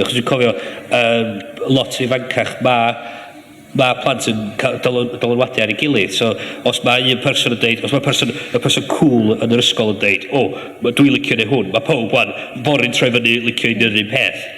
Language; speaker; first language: Welsh; native; Welsh